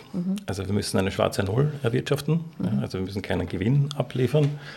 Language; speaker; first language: German; native; German